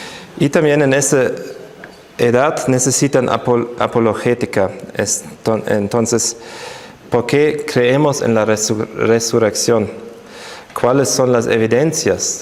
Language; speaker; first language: Spanish; non-native, fluent; German